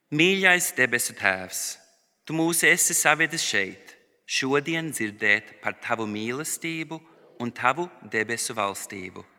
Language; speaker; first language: Latvian; early bilingual, heritage; Latvian